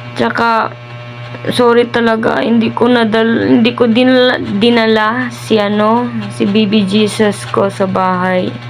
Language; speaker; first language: Filipino; non-native, local second language; Cebuano